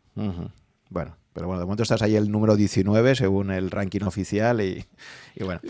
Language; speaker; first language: Spanish; native; Spanish